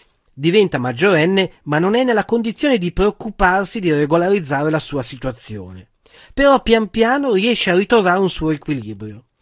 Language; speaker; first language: Italian; native; Italian